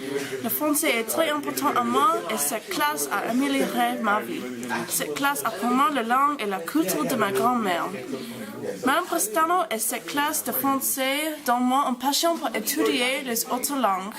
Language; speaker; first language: French; non-native, learner; English